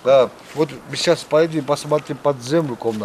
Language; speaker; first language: Russian; non-native, learner; Georgian